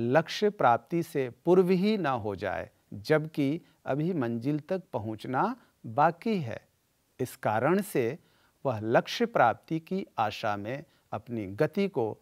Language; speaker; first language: Hindi; native; Hindi